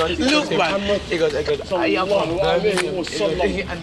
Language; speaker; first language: English; native; English